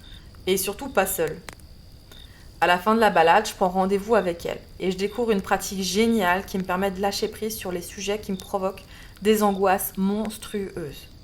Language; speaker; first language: French; native; French